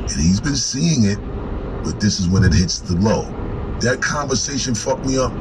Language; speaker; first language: English; native; English